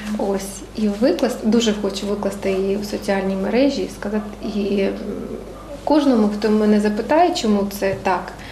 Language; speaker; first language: Ukrainian; non-native, local second language; Russian